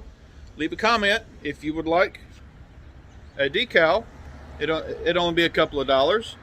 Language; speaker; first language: English; native; English